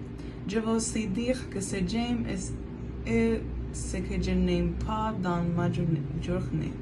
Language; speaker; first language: French; non-native, learner; Spanish